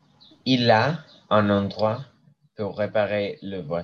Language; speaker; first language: French; non-native, learner; English